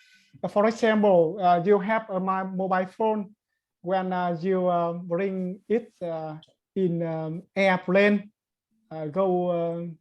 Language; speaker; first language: English; non-native, learner; Vietnamese